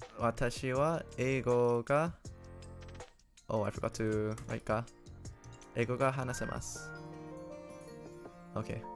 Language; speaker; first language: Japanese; non-native, learner; English